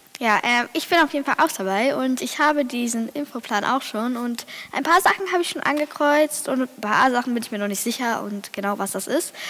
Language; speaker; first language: German; native; German